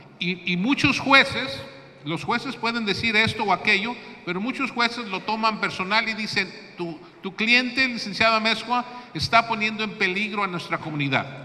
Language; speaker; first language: Spanish; early bilingual, heritage; Spanish